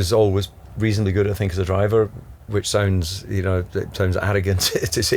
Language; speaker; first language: English; native; English